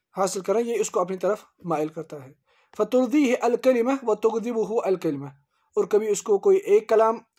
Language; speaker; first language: Urdu; native; Urdu